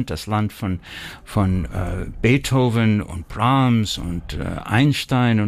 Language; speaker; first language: German; early bilingual, heritage; German